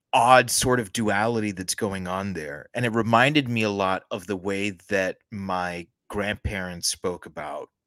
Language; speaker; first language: English; native; English